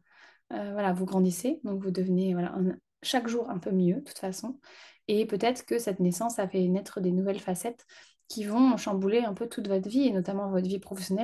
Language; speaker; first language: French; native; French